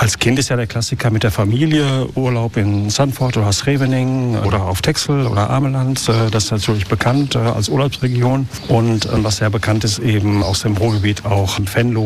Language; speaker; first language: German; native; German